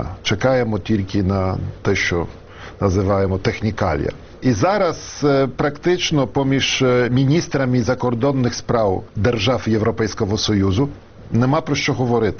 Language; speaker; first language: Ukrainian; non-native, fluent; Polish